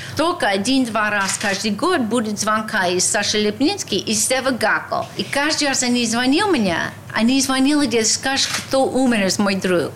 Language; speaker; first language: Russian; non-native, learner; English